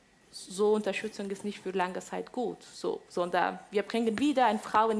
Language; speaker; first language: German; non-native, fluent; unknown